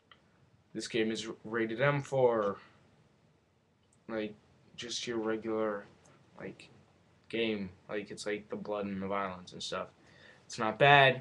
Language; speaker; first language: English; native; English